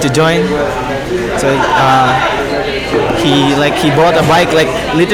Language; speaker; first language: English; non-native, local second language; Pampanga